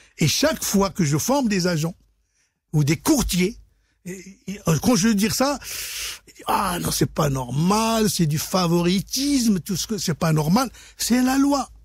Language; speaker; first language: French; non-native, local second language; Arabic